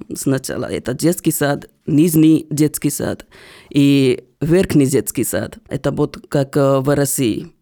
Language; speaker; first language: Russian; non-native, learner; Hindi